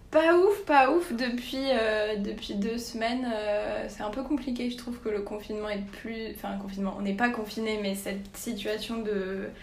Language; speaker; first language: French; native; French